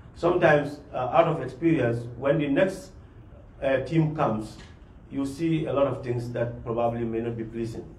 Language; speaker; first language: English; non-native, local second language; Mandingo